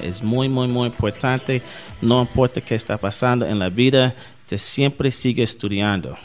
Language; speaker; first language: Spanish; non-native, learner; English